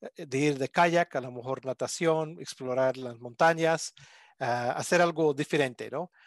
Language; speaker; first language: Spanish; non-native, fluent; English